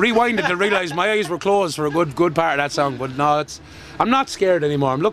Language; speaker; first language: English; native; English